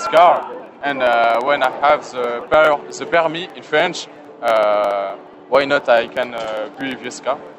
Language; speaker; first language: English; non-native, learner; French